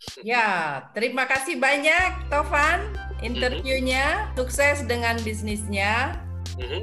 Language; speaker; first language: Indonesian; early bilingual, heritage; Indonesian